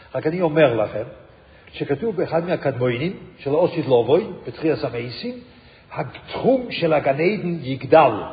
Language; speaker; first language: Hebrew; non-native, fluent; English